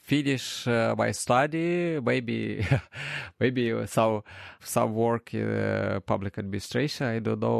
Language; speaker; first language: English; non-native, learner; Ukrainian